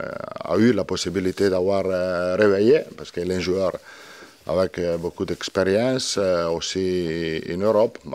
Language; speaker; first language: French; non-native, learner; Italian